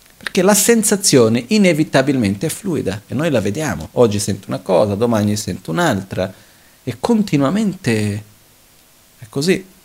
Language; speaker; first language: Italian; non-native, fluent; Portuguese